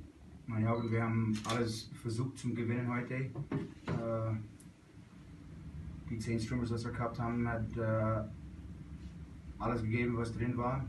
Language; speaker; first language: German; non-native, fluent; English